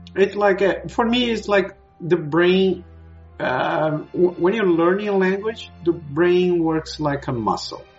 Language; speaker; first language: English; non-native, fluent; Portuguese